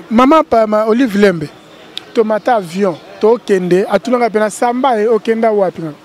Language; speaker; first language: Lingala; native; Lingala